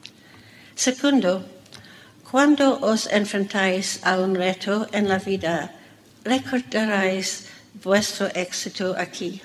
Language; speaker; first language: Spanish; non-native, fluent; English